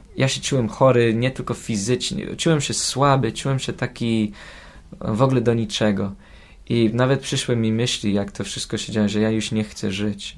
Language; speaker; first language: Polish; early bilingual, heritage; Polish